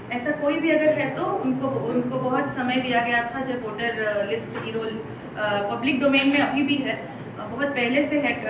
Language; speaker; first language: Hindi; non-native, local second language; Telugu